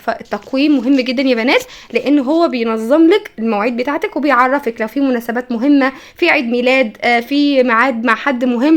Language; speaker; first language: Arabic; native; Arabic